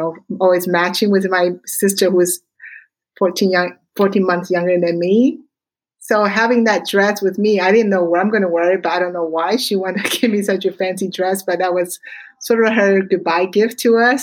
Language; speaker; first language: English; non-native, fluent; Chinese